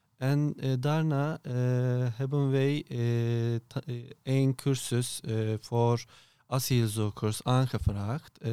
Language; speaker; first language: Dutch; non-native, learner; Turkish